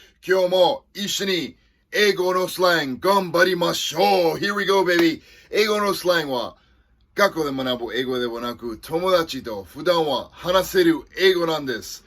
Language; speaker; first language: Japanese; non-native, fluent; English